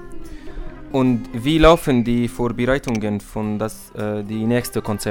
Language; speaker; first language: German; non-native, learner; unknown